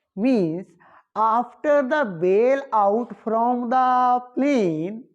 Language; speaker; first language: English; non-native, local second language; Punjabi